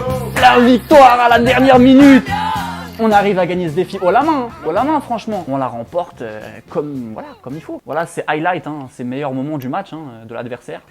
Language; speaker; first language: French; native; French